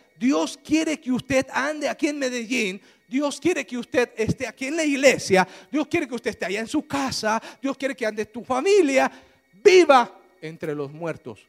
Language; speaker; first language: Spanish; native; Spanish